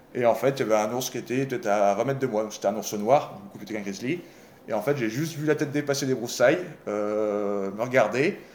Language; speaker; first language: French; native; French